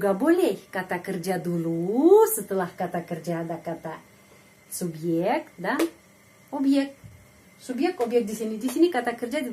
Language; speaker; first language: Indonesian; non-native, fluent; Russian